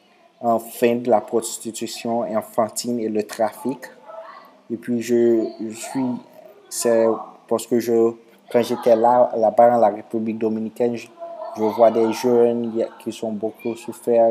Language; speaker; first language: French; non-native, local second language; Haitian Creole